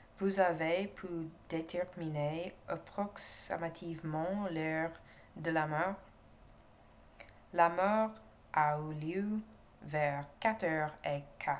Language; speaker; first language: French; non-native, learner; English